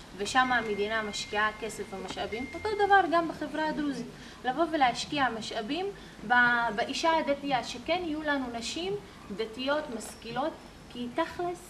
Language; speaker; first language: Hebrew; non-native, local second language; Arabic